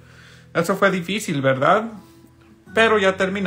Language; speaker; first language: Spanish; early bilingual, heritage; Spanish